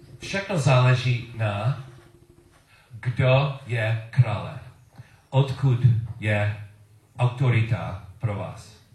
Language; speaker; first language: Czech; non-native, learner; English